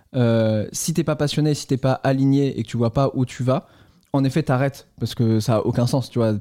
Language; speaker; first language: French; native; French